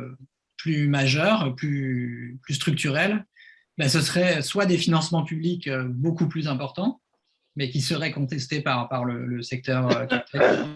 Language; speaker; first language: French; native; French